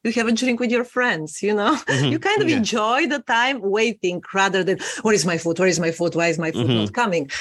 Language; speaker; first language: English; non-native, fluent; Bulgarian